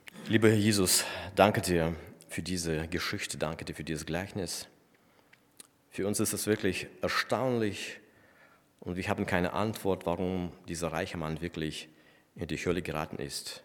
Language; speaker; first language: German; non-native, fluent; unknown